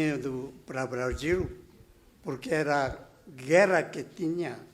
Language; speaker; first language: Portuguese; non-native, learner; Japanese